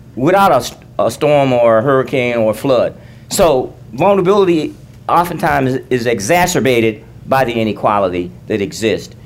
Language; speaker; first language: English; native; English